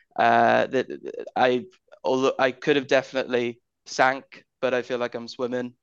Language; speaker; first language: English; native; English